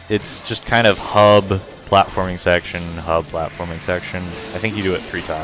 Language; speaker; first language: English; native; English